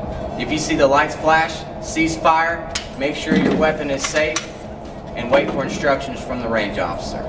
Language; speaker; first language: English; native; English